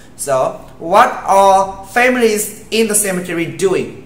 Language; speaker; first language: English; non-native, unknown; Vietnamese